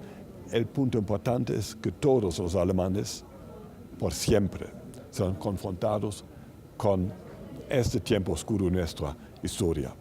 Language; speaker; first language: Spanish; non-native, fluent; German